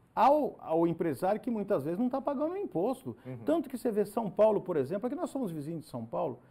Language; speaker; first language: Portuguese; native; Portuguese